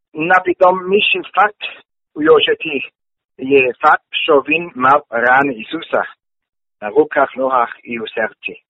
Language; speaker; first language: Ukrainian; non-native, learner; German